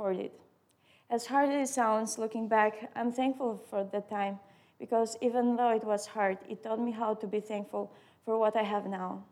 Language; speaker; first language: English; non-native, fluent; Albanian